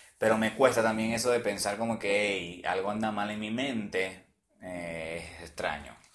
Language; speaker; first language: Spanish; native; Spanish